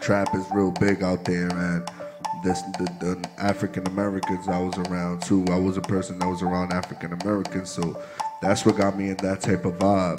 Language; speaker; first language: English; early bilingual, other home language; Spanish